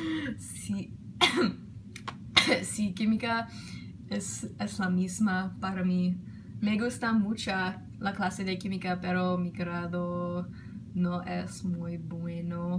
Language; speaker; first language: Spanish; non-native, learner; English